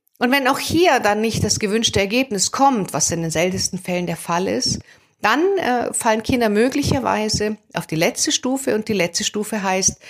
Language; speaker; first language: German; native; German